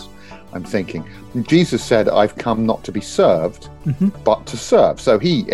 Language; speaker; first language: English; native; English